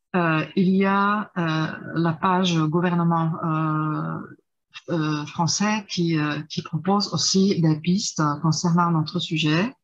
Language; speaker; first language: French; non-native, fluent; Czech